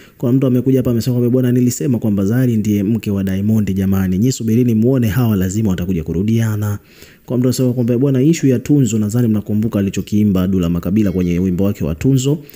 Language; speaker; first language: Swahili; native; Swahili